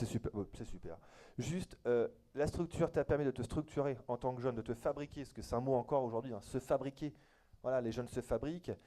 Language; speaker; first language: French; native; French